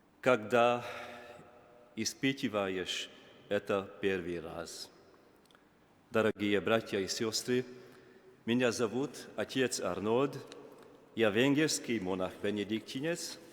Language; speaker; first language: Russian; non-native, learner; Hungarian